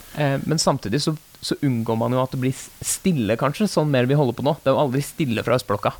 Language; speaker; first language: Norwegian; native; Norwegian